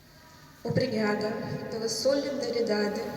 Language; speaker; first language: Portuguese; non-native, fluent; Ukrainian